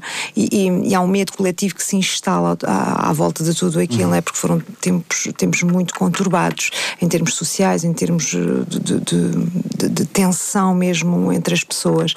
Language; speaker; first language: Portuguese; native; Portuguese